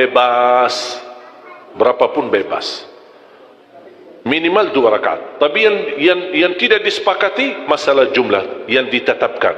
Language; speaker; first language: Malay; non-native, fluent; Arabic